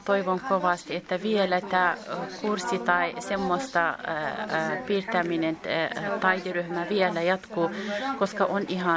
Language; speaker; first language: Finnish; non-native, learner; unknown